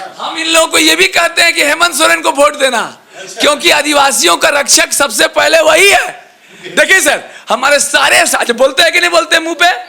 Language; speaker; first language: Hindi; native; Hindi